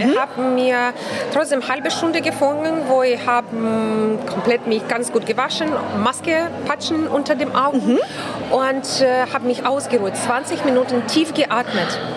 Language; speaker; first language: German; non-native, fluent; Ukrainian